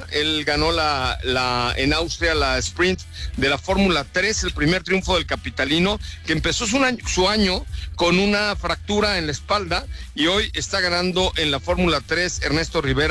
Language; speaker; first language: Spanish; native; Spanish